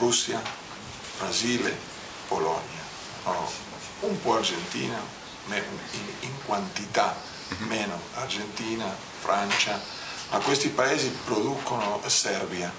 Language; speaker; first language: Italian; non-native, fluent; Spanish